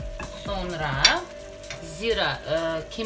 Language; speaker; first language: Turkish; non-native, learner; Russian